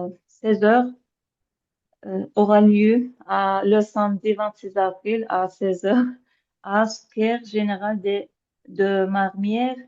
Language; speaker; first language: French; non-native, learner; Azerbaijani